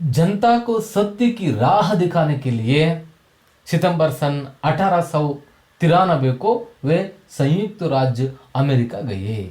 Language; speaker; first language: Hindi; non-native, local second language; Kannada